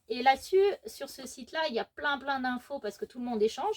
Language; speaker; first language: French; native; French